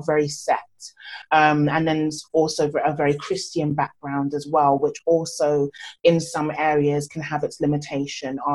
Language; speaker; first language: English; native; English